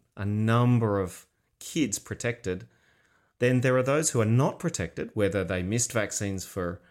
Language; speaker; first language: English; native; English